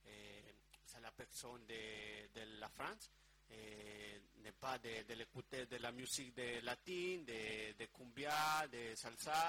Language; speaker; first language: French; non-native, learner; Spanish